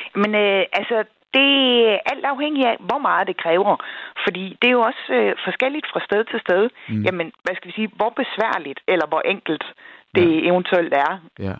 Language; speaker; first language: Danish; native; Danish